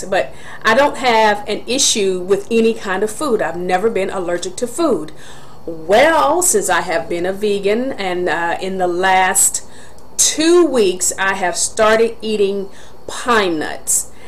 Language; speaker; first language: English; native; English